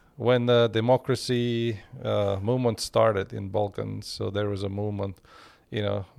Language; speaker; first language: English; non-native, fluent; Turkish